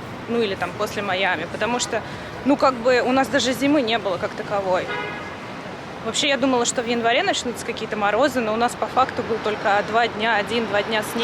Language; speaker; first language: Russian; native; Russian